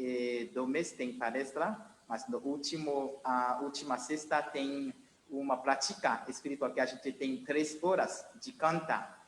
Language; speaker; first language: Portuguese; non-native, learner; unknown